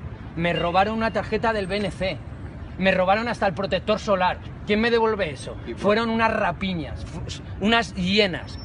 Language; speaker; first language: Spanish; native; Spanish